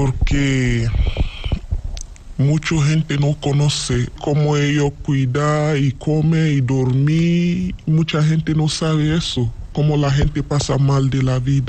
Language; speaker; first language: Spanish; non-native, learner; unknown